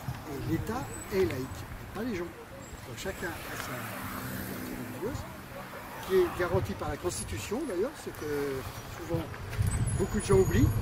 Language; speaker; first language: French; native; French